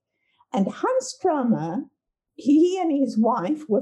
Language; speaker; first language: English; native; English